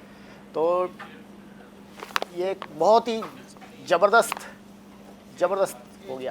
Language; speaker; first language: Hindi; native; Hindi